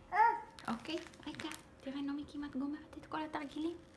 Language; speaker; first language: Hebrew; native; Hebrew